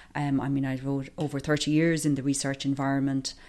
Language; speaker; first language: English; native; English